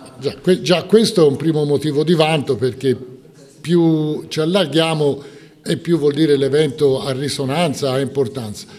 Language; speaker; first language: Italian; native; Italian